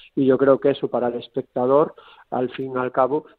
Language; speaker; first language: Spanish; native; Spanish